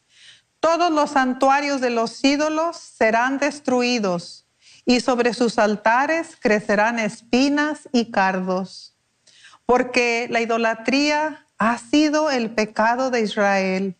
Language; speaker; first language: Spanish; native; Spanish